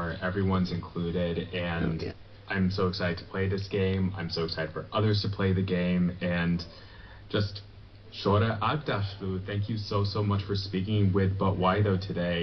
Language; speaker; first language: English; native; English